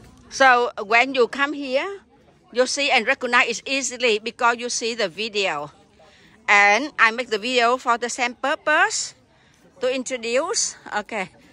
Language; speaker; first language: English; non-native, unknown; Vietnamese